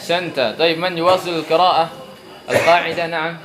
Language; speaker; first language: Arabic; non-native, fluent; Indonesian